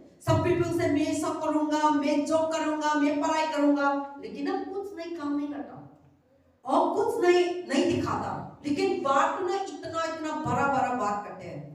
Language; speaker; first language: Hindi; non-native, local second language; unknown